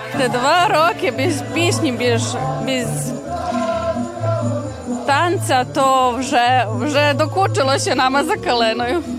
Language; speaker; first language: Ukrainian; early bilingual, heritage; Ukrainian